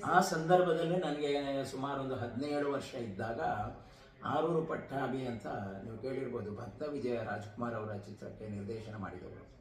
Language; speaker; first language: Kannada; non-native, local second language; Konkani